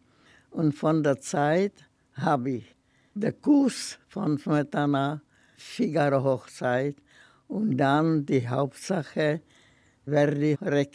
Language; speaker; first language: German; non-native, fluent; Czech